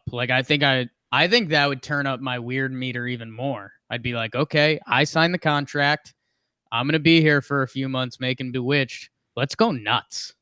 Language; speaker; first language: English; native; English